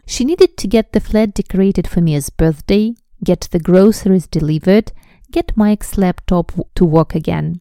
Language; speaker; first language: English; non-native, fluent; Russian